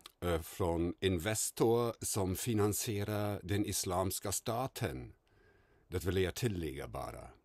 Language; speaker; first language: Swedish; non-native, fluent; German